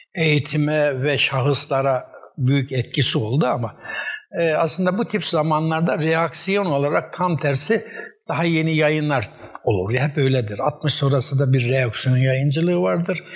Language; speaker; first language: Turkish; native; Turkish